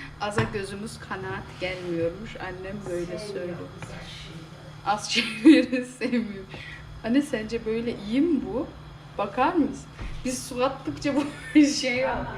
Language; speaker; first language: Turkish; native; Turkish